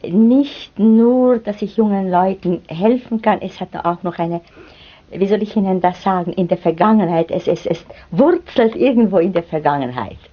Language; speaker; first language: German; non-native, fluent; Hungarian